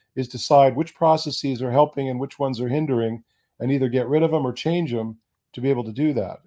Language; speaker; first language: English; native; English